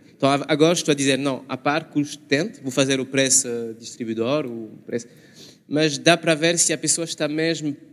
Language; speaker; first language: Portuguese; non-native, learner; French